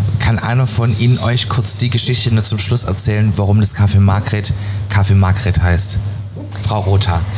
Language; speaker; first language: German; native; German